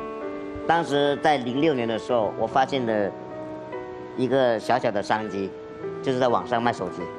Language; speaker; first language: Chinese; native; Chinese